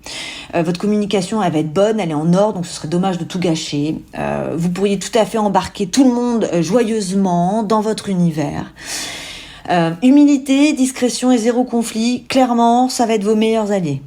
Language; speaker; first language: French; native; French